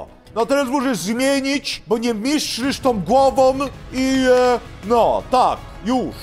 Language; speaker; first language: Polish; early bilingual, heritage; Polish